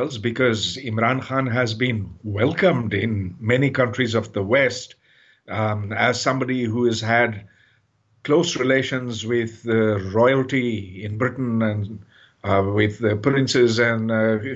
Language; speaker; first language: English; non-native, local second language; Urdu